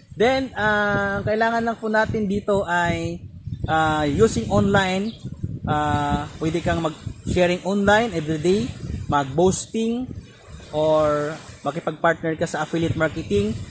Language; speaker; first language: Filipino; non-native, local second language; Cebuano